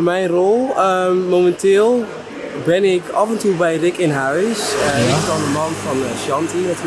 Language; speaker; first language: Dutch; native; Dutch